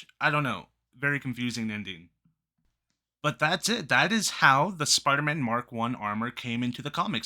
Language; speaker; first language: English; native; English